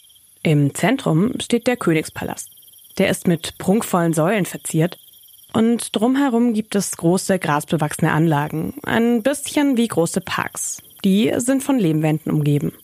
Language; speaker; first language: German; native; German